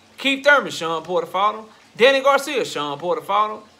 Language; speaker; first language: English; native; English